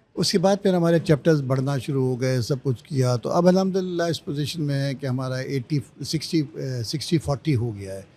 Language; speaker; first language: Urdu; native; Urdu